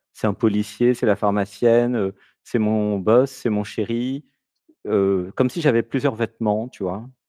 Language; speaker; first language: French; native; French